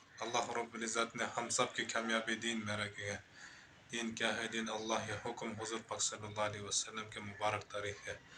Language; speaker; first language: Urdu; non-native, learner; Kyrgyz